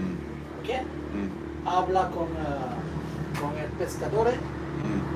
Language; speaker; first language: Spanish; non-native, learner; French